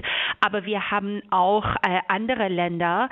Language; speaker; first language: German; non-native, fluent; Persian